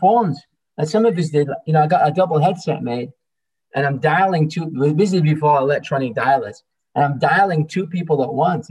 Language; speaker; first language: English; native; English